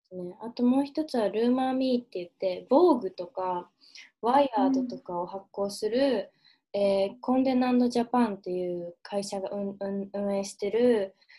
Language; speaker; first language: Japanese; early bilingual, heritage; Japanese